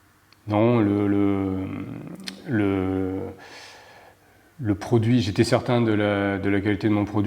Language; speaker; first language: French; native; French